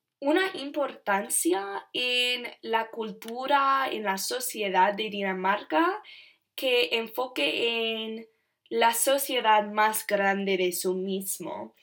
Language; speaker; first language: Spanish; non-native, learner; English